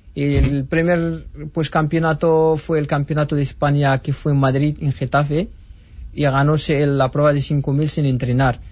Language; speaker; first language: Spanish; non-native, fluent; Berber languages